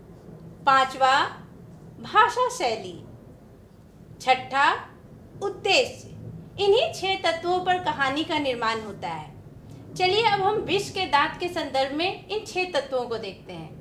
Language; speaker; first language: Hindi; native; Hindi